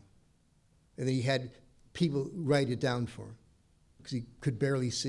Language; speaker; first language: English; native; English